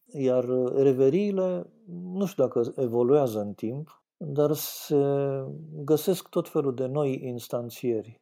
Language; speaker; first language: Romanian; native; Romanian